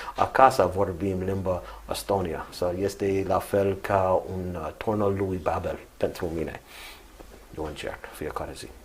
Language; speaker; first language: Romanian; non-native, learner; English